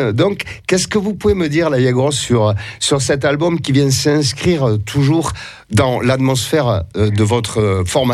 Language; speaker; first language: French; native; French